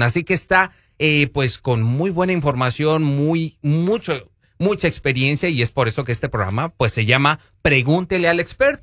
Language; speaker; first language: Spanish; native; Spanish